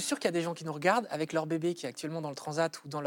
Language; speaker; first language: French; native; French